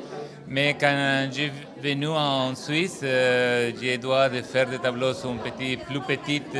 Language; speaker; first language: French; non-native, learner; Spanish